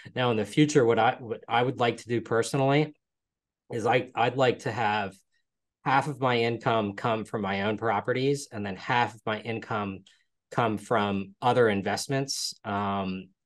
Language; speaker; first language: English; native; English